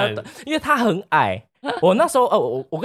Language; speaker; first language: Chinese; native; Chinese